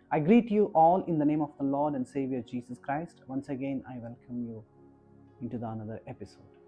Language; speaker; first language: English; non-native, local second language; Kannada